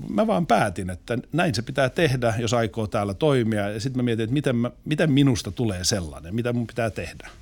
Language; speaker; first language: Finnish; non-native, local second language; Swedish